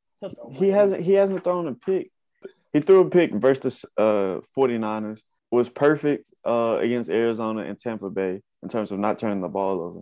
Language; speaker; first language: English; native; English